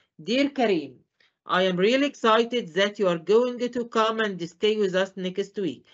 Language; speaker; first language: English; non-native, fluent; Arabic